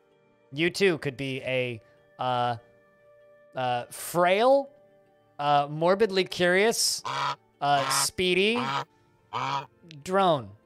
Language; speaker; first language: English; native; English